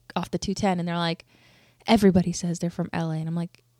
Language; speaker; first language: English; native; English